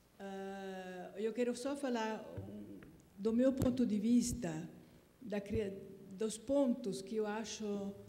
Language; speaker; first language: Portuguese; non-native, fluent; Italian